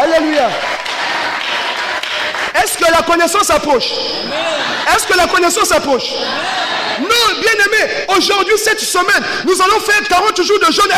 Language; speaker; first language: French; non-native, local second language; Lingala